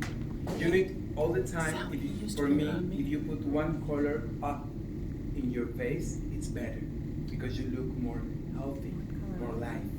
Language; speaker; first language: English; non-native, learner; Spanish